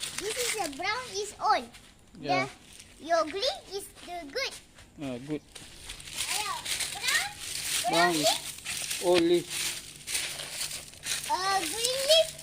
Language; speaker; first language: English; non-native, learner; Malay